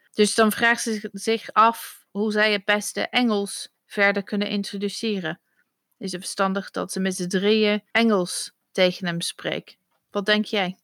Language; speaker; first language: Dutch; non-native, fluent; English